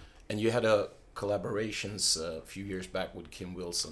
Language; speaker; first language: English; non-native, fluent; Swedish